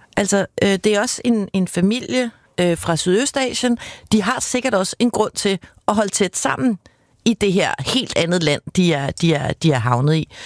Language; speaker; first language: Danish; native; Danish